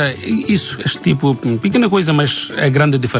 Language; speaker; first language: Portuguese; non-native, learner; Bangla